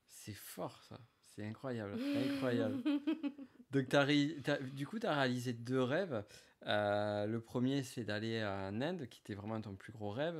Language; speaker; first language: French; native; French